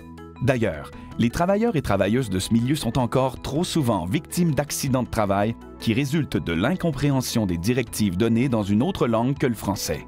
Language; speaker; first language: French; native; French